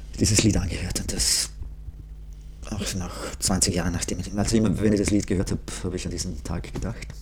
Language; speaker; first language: German; native; German